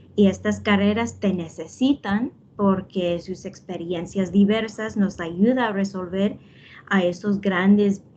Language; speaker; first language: Spanish; early bilingual, heritage; Spanish